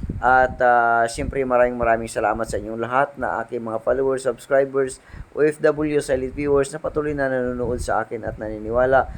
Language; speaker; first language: Filipino; native; Filipino